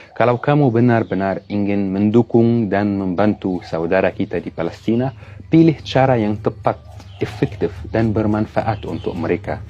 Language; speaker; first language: Malay; non-native, fluent; Arabic